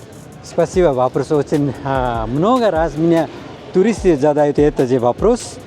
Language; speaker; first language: Russian; non-native, fluent; Nepali